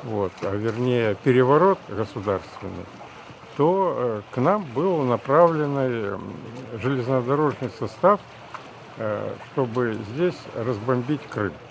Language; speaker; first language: Russian; native; Russian